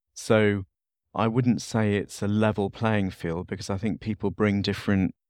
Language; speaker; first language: English; native; English